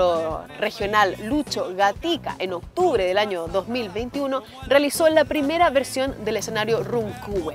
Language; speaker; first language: Spanish; native; Spanish